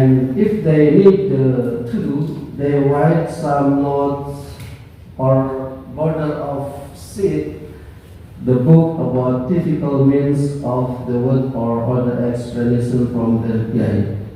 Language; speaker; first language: English; non-native, learner; Indonesian